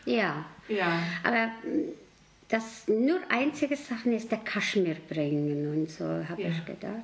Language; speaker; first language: German; non-native, learner; Mongolian